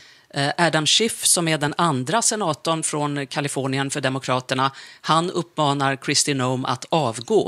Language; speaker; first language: Swedish; native; Swedish